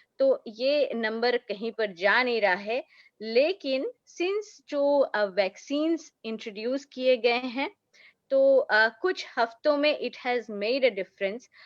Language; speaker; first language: Hindi; native; Hindi